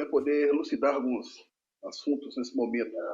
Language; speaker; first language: Portuguese; native; Portuguese